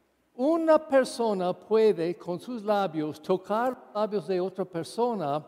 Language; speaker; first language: Spanish; non-native, fluent; English